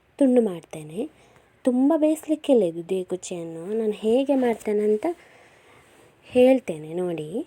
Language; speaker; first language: Kannada; non-native, local second language; Tulu